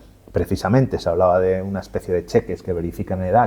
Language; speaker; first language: Spanish; native; Spanish